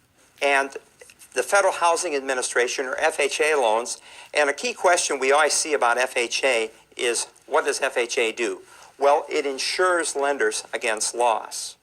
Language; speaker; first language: English; native; English